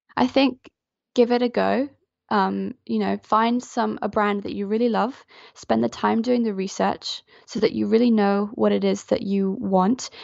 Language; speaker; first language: English; non-native, fluent; French